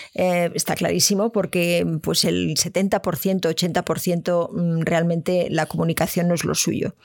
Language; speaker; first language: Spanish; native; Spanish